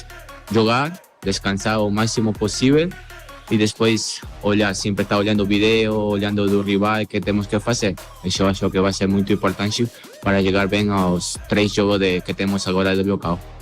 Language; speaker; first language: Portuguese; non-native, learner; Spanish